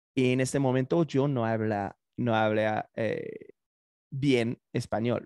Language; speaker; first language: Spanish; non-native, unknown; French